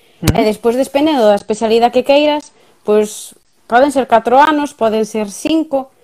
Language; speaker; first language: Galician; native; Galician